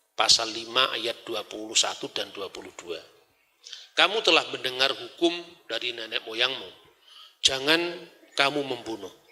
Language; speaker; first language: Indonesian; non-native, local second language; Javanese